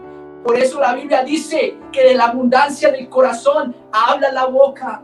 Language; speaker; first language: Spanish; native; Spanish